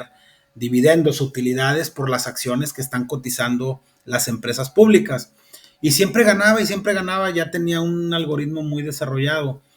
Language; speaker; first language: Spanish; native; Spanish